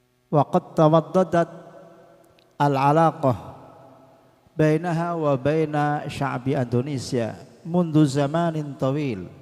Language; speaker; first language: Arabic; non-native, fluent; Indonesian